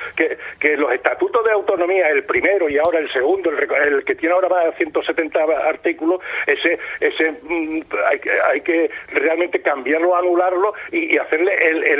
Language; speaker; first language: Spanish; native; Spanish